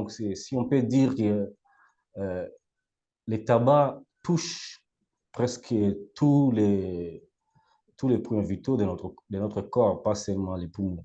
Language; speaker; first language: French; non-native, local second language; Lingala